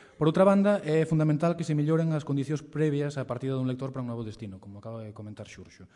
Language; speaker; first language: Galician; native; Galician